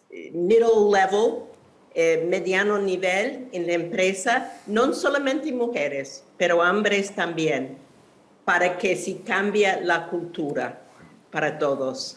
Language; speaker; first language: Spanish; non-native, fluent; English